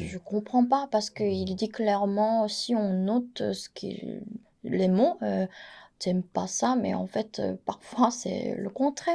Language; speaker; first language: French; non-native, fluent; Korean